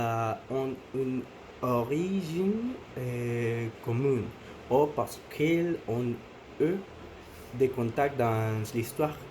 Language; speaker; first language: French; non-native, learner; Spanish